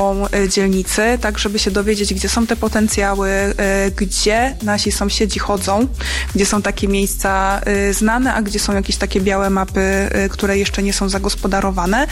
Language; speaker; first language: Polish; native; Polish